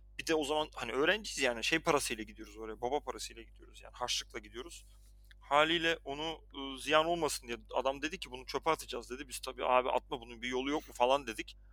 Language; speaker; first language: Turkish; native; Turkish